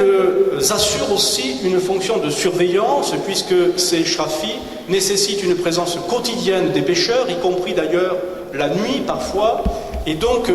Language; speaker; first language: French; native; French